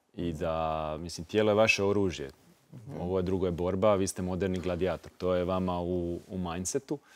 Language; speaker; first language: Croatian; native; Croatian